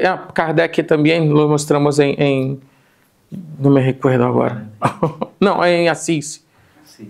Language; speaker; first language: Spanish; non-native, fluent; Portuguese